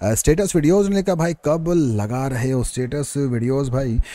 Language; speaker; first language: Hindi; native; Hindi